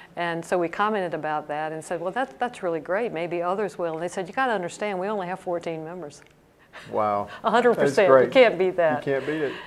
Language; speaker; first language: English; native; English